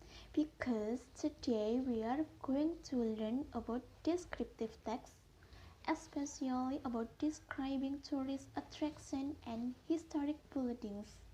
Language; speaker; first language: English; non-native, fluent; Indonesian